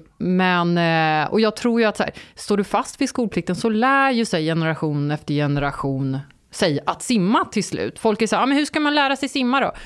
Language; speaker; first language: Swedish; early bilingual, other home language; Turkish